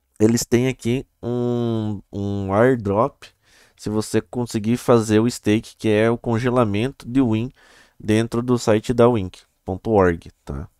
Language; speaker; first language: Portuguese; native; Portuguese